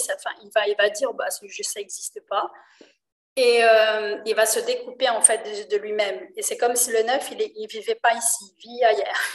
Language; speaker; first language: French; non-native, fluent; Portuguese